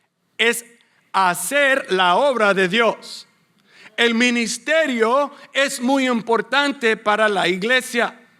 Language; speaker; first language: Spanish; non-native, fluent; English